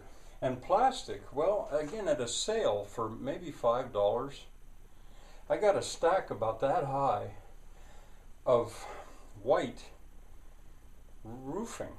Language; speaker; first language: English; native; English